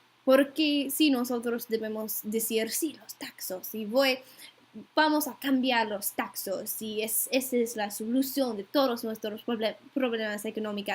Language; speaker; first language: Spanish; non-native, learner; English